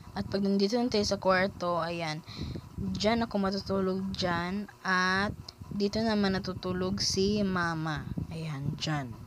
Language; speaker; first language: Filipino; non-native, local second language; Cebuano